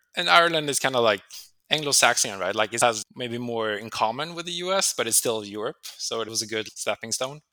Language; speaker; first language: English; non-native, fluent; Swedish